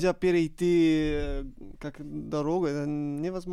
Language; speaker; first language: Russian; non-native, learner; Italian